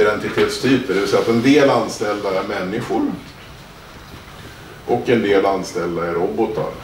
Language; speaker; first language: Swedish; native; Swedish